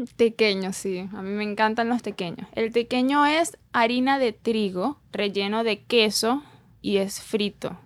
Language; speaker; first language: Spanish; native; Spanish